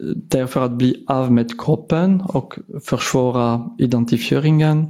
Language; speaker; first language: Swedish; non-native, fluent; French